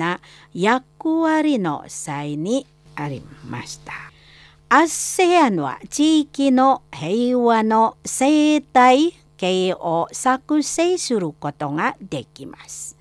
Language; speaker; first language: Japanese; non-native, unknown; Indonesian